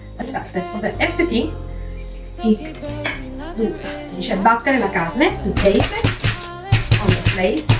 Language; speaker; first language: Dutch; non-native, learner; Italian